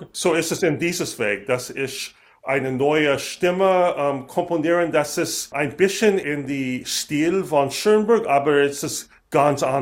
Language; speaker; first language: German; non-native, learner; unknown